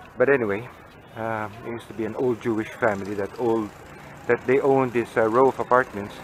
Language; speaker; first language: English; non-native, local second language; Filipino